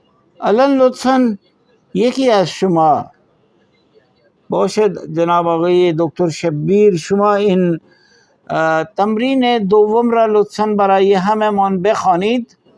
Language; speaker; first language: Persian; non-native, fluent; Urdu